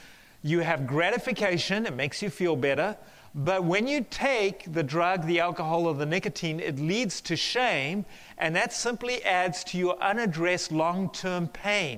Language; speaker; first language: English; native; English